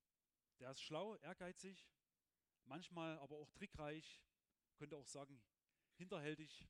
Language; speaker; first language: German; native; German